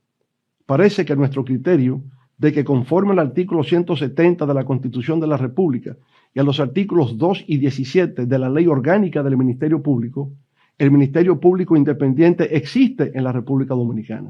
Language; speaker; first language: Spanish; native; Spanish